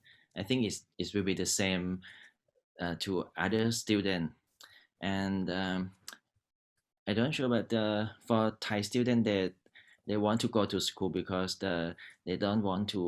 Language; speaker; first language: English; non-native, learner; Thai